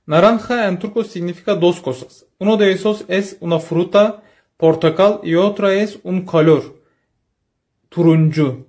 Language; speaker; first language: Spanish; non-native, learner; Turkish